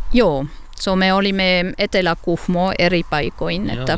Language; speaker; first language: Finnish; non-native, learner; French